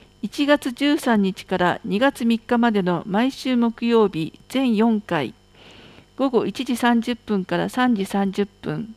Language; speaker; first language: Japanese; native; Japanese